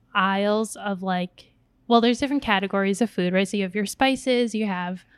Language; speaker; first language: English; native; English